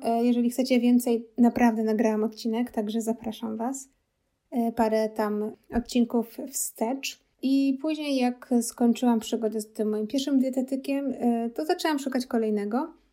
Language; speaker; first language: Polish; native; Polish